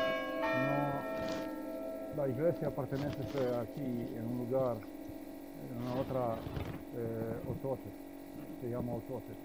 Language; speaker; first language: Spanish; non-native, learner; Slovenian